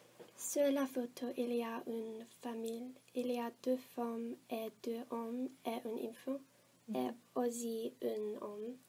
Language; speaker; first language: French; non-native, learner; English